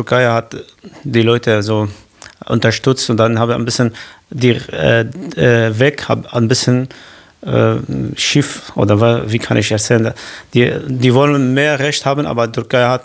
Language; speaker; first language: German; non-native, learner; Kurdish